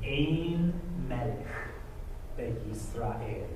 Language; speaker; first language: Hebrew; non-native, fluent; English